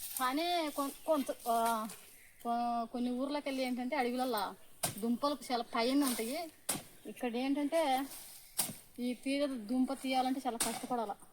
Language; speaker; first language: Telugu; native; Telugu